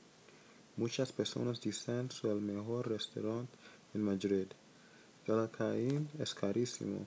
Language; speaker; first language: Spanish; non-native, learner; English